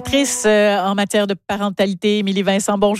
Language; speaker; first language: French; native; French